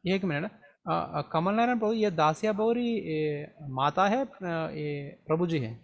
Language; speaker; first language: Hindi; non-native, local second language; Telugu